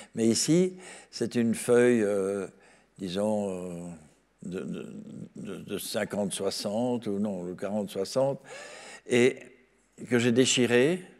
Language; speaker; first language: French; native; French